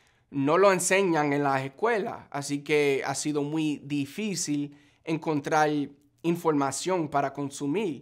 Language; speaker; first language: Spanish; non-native, fluent; English